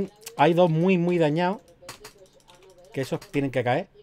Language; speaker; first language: Spanish; native; Spanish